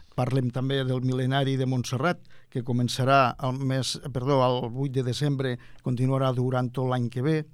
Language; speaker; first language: Catalan; native; Catalan